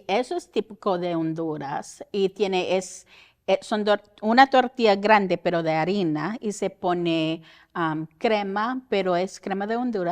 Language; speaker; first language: Spanish; early bilingual, heritage; Spanish